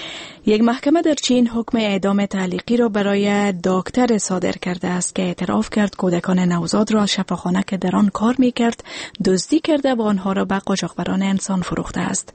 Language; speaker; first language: Persian; native; Persian